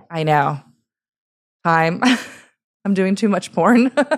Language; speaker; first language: English; early bilingual, other home language; Italian